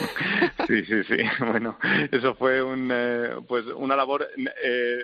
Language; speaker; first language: Spanish; native; Spanish